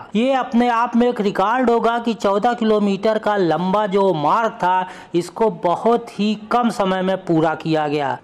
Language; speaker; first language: Hindi; native; Hindi